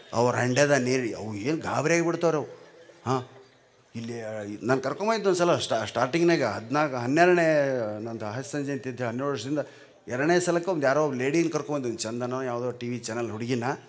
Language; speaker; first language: Kannada; native; Kannada